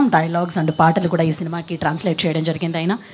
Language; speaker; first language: Telugu; native; Telugu